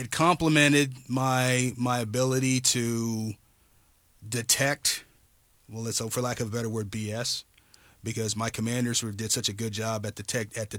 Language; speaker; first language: English; native; English